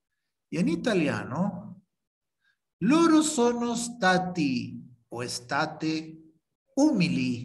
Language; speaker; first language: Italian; non-native, fluent; Spanish